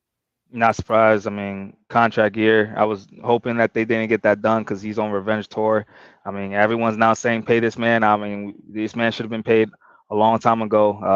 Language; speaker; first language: English; native; English